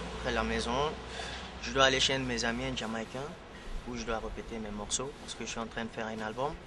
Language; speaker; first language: French; non-native, local second language; Fula